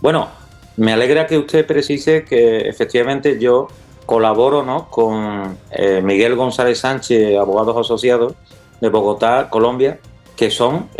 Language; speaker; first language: Spanish; native; Spanish